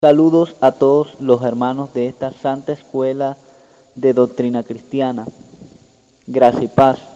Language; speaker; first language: Spanish; native; Spanish